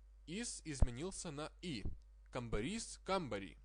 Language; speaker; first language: Russian; non-native, fluent; Lithuanian